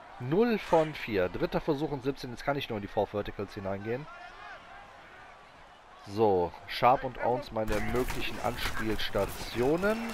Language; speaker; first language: German; native; German